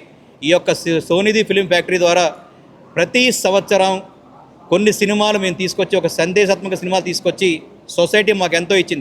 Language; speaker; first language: Telugu; native; Telugu